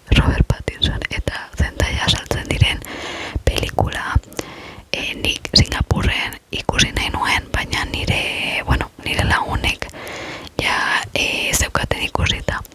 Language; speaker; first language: Basque; non-native, local second language; Spanish